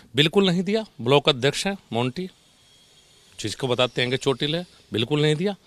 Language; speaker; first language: Hindi; native; Hindi